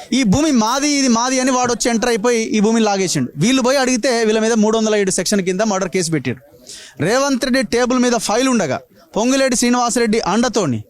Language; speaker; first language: Telugu; native; Telugu